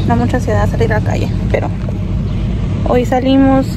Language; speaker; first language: Spanish; early bilingual, heritage; Spanish